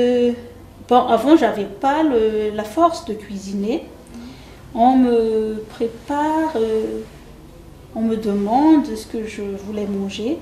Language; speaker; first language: French; non-native, local second language; Malagasy